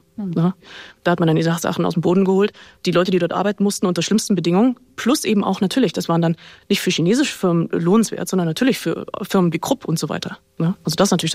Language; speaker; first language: German; native; German